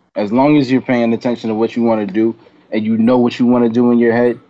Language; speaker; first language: English; native; English